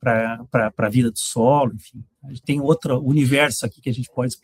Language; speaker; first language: Portuguese; native; Portuguese